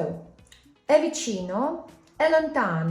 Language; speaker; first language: Italian; non-native, fluent; English